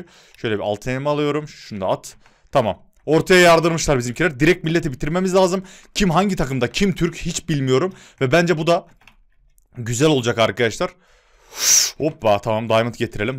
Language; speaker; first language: Turkish; native; Turkish